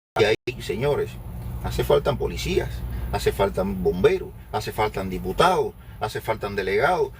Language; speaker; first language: Spanish; native; Spanish